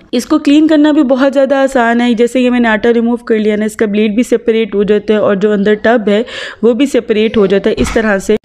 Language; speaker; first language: Urdu; native; Urdu